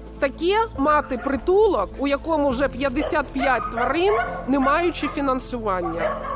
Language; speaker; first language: Ukrainian; non-native, local second language; Russian